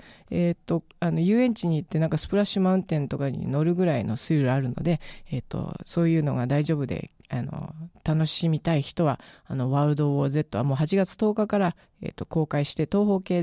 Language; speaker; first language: Japanese; native; Japanese